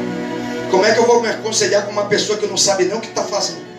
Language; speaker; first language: Portuguese; native; Portuguese